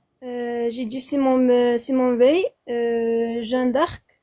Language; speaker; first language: French; non-native, fluent; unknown